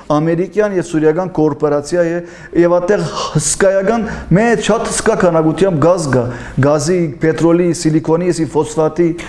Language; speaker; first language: Armenian; early bilingual, heritage; Armenian